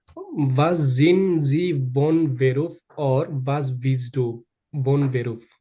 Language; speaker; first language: German; non-native, learner; Bangla